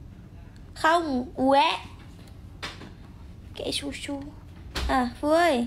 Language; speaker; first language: Vietnamese; non-native, learner; Indonesian